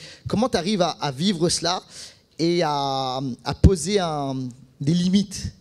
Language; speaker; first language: French; native; French